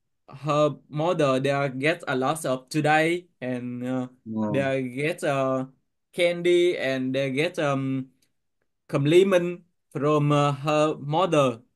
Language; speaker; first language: English; non-native, learner; Vietnamese